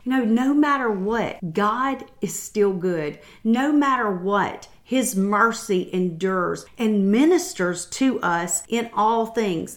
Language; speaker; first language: English; native; English